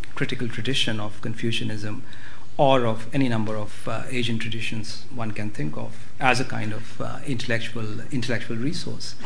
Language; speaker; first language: English; non-native, local second language; Hindi